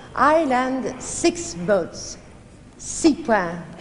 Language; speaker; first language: English; non-native, fluent; Swedish